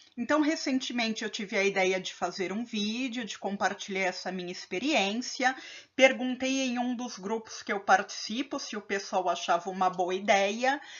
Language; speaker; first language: Portuguese; native; Portuguese